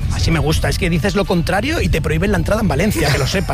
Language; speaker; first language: Spanish; native; Spanish